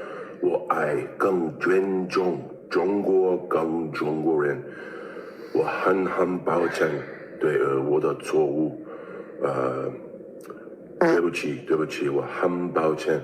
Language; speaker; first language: Chinese; non-native, learner; English